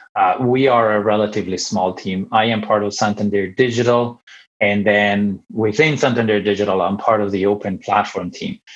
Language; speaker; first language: English; non-native, fluent; Italian